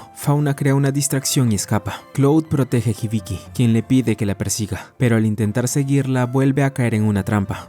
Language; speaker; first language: Spanish; native; Spanish